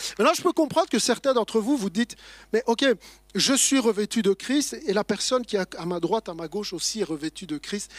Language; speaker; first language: French; native; French